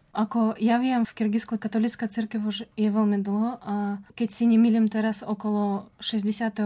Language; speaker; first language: Slovak; non-native, fluent; Russian